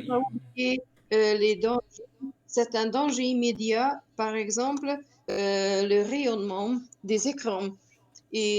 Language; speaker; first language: French; non-native, fluent; Hungarian